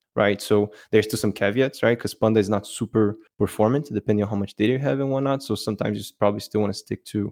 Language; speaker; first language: English; non-native, fluent; Portuguese